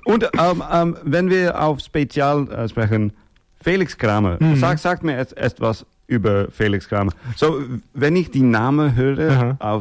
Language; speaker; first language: German; non-native, learner; Dutch